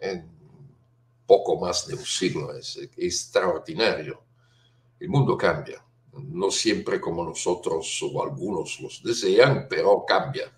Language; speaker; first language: Spanish; non-native, fluent; Italian